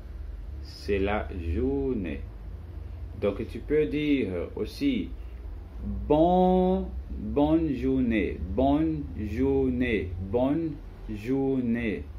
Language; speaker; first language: French; non-native, learner; Portuguese